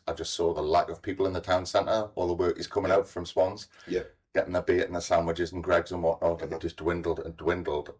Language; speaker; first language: English; native; English